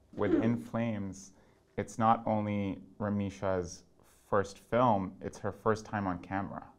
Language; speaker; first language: English; non-native, local second language; Urdu